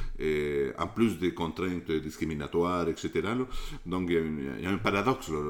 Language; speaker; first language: French; non-native, fluent; Spanish